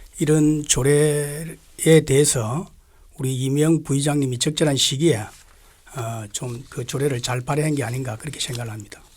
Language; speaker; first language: Korean; native; Korean